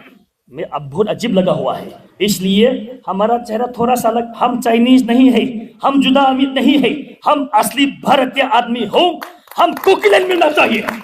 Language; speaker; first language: Hindi; non-native, local second language; Thado Chin